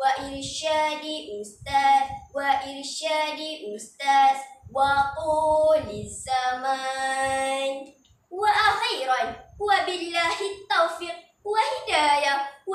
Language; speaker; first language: Arabic; non-native, learner; Malay